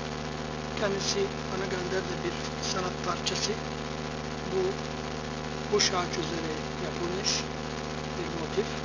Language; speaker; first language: Turkish; non-native, fluent; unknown